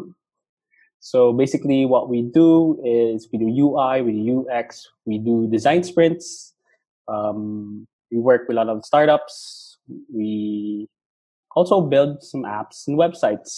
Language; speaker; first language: English; non-native, local second language; Cebuano